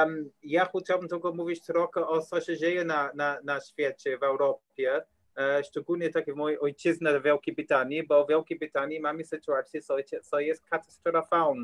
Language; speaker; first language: Polish; non-native, learner; English